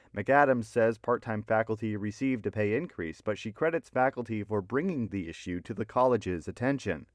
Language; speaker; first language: English; native; English